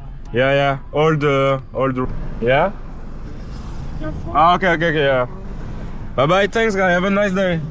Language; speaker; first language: English; non-native, learner; French